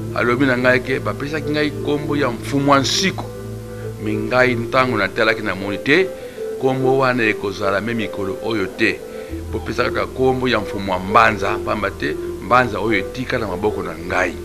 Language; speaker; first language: Lingala; non-native, local second language; Kongo